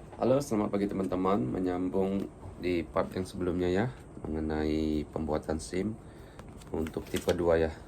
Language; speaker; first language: Indonesian; native; Indonesian